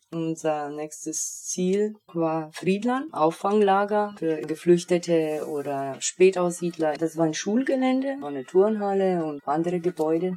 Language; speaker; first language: German; early bilingual, other home language; Polish